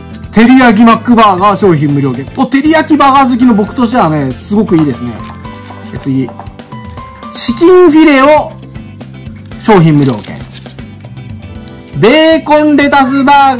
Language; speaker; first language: Japanese; native; Japanese